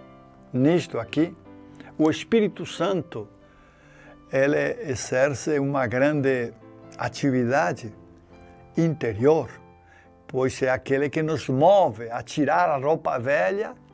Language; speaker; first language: Portuguese; non-native, fluent; Spanish